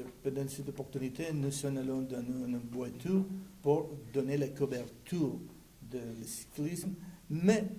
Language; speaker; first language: French; non-native, learner; Spanish